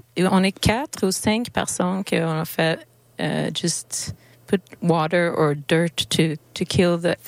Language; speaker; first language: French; non-native, learner; Swedish